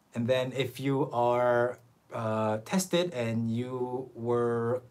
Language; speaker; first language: English; non-native, fluent; Korean